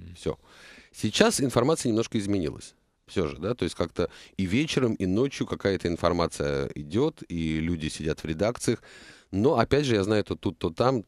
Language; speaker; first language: Russian; native; Russian